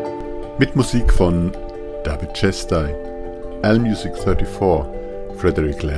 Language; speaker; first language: German; native; German